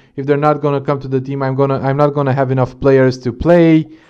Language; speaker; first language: English; non-native, fluent; Romanian